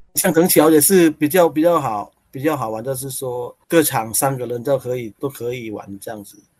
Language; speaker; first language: Chinese; non-native, learner; Thai